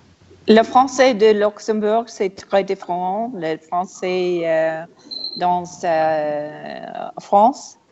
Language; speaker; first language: French; non-native, learner; English